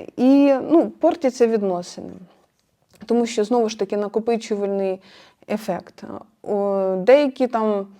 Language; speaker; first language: Ukrainian; non-native, local second language; Russian